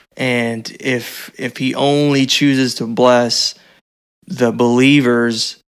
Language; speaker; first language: English; native; English